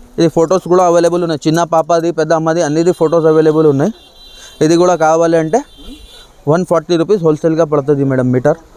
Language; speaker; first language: Telugu; non-native, local second language; Urdu